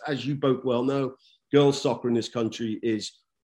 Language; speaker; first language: English; native; English